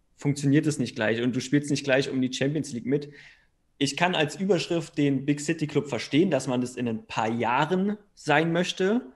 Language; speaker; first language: German; native; German